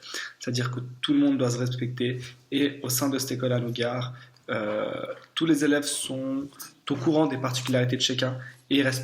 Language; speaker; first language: French; native; French